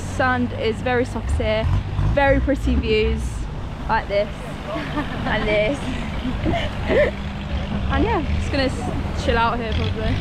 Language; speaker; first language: English; native; English